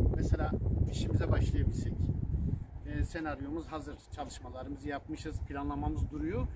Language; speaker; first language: Turkish; non-native, local second language; Zaza